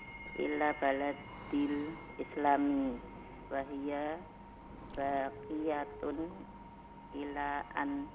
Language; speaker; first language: Arabic; non-native, learner; Indonesian